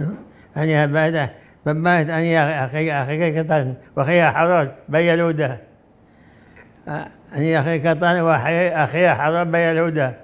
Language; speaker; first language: Hebrew; non-native, fluent; Arabic